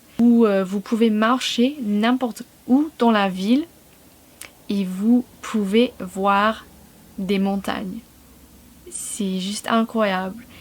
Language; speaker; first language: French; non-native, fluent; English